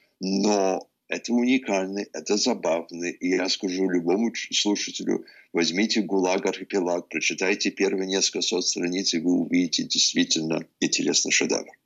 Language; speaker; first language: Russian; early bilingual, heritage; English